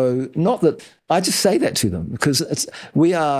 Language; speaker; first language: English; native; English